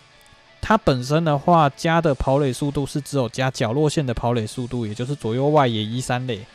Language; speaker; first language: Chinese; native; Chinese